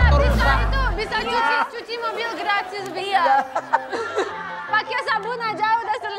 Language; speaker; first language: Indonesian; non-native, learner; Russian